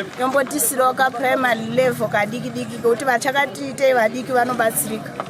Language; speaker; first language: Shona; native; Shona